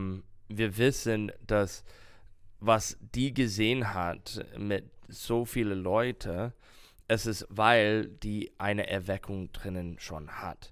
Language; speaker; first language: German; non-native, learner; English